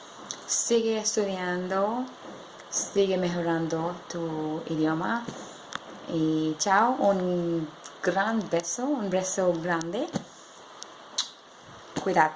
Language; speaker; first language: Spanish; non-native, learner; English